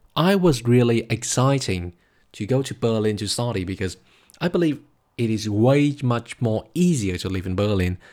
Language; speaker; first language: English; non-native, fluent; Vietnamese